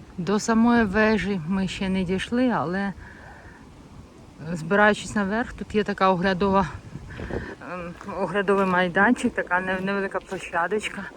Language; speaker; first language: Ukrainian; native; Ukrainian